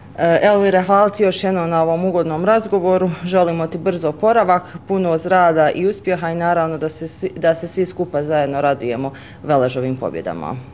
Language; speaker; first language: Croatian; native; Croatian